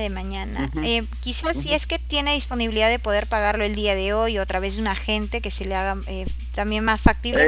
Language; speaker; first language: Spanish; native; Spanish